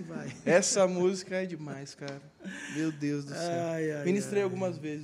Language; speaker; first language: Portuguese; native; Portuguese